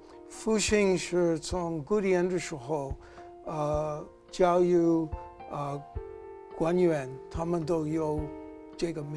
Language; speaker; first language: Chinese; non-native, learner; English